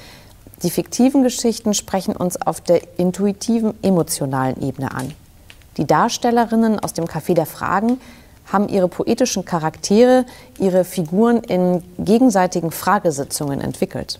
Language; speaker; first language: German; native; German